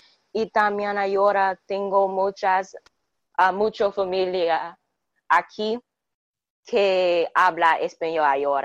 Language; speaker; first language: Spanish; non-native, learner; English